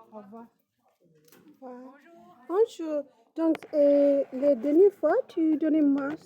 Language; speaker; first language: French; non-native, learner; English